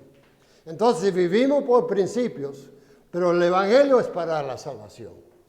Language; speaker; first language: Spanish; non-native, fluent; English